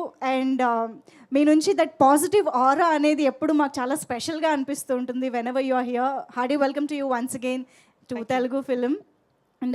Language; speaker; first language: Telugu; native; Telugu